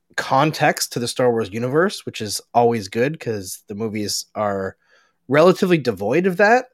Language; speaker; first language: English; native; English